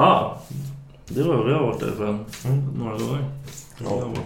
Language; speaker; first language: Swedish; native; Swedish